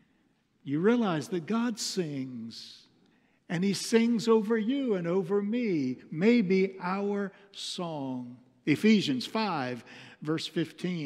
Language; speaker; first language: English; native; English